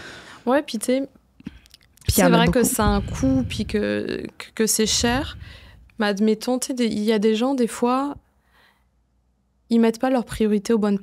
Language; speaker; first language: French; native; French